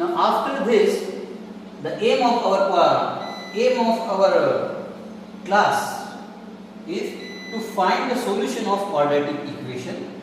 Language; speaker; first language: English; non-native, local second language; Marathi